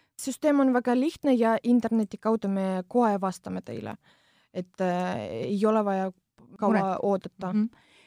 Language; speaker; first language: Estonian; non-native, local second language; Russian